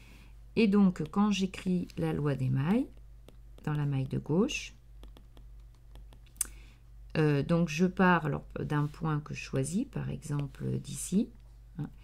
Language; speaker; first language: French; native; French